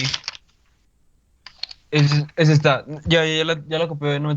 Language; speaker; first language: Spanish; native; Spanish